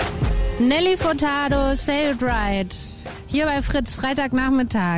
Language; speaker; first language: German; native; German